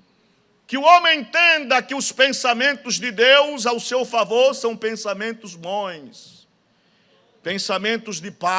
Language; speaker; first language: Portuguese; native; Portuguese